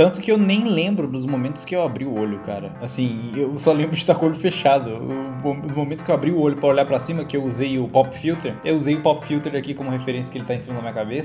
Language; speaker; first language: Portuguese; native; Portuguese